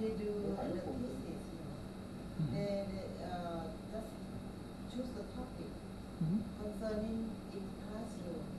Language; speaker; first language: English; non-native, learner; Thai